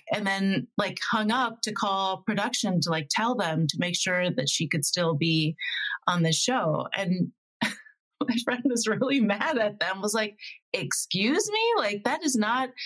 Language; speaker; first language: English; native; English